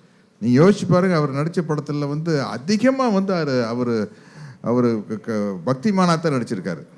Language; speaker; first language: Tamil; native; Tamil